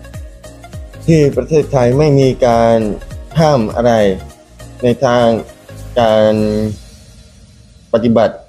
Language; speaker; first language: Thai; non-native, local second language; Malay